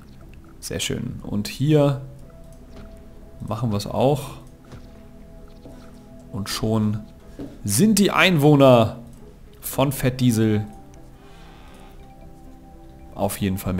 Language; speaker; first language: German; native; German